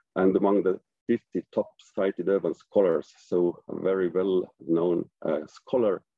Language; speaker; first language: English; non-native, fluent; Estonian